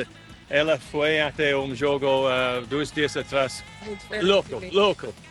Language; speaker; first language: Portuguese; non-native, learner; English